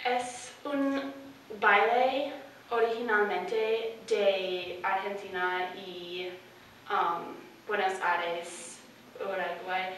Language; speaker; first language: Spanish; non-native, learner; English